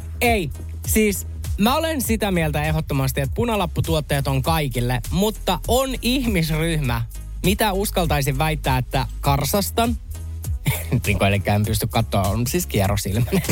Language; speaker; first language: Finnish; native; Finnish